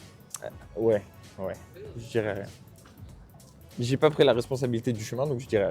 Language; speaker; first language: French; native; French